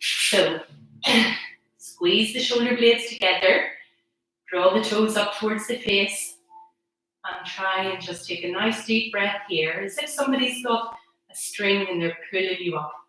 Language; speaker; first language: English; native; English